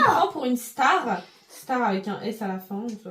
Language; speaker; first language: French; native; French